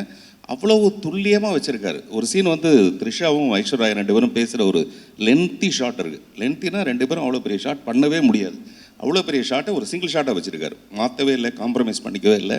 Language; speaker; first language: Tamil; native; Tamil